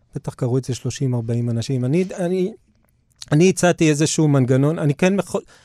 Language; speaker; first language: Hebrew; early bilingual, other home language; English